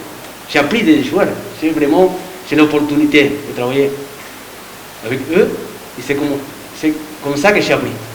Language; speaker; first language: French; non-native, learner; Spanish